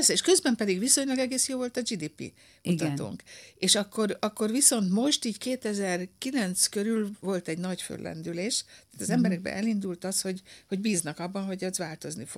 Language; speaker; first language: Hungarian; native; Hungarian